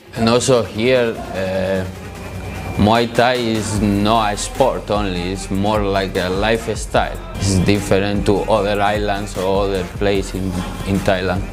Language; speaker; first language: English; non-native, learner; Spanish